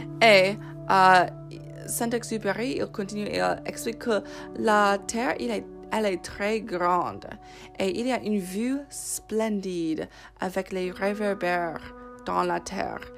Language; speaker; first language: French; non-native, fluent; English